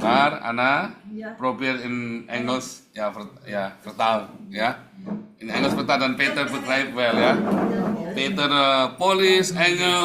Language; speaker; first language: Dutch; non-native, learner; Indonesian